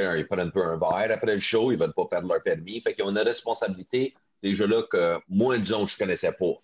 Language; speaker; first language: French; non-native, local second language; English